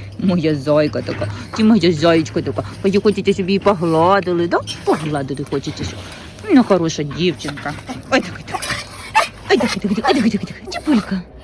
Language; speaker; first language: Ukrainian; non-native, local second language; Russian